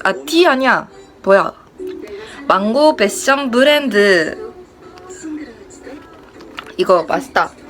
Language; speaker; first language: Korean; non-native, fluent; Japanese